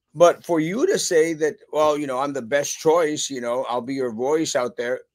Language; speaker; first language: English; early bilingual, other home language; Spanish